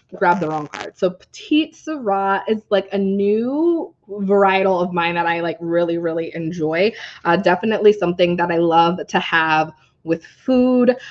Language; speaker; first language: English; native; English